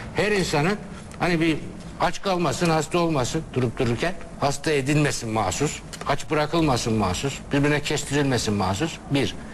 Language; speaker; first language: Turkish; native; Turkish